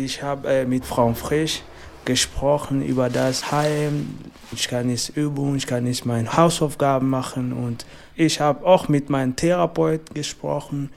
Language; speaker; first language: German; non-native, learner; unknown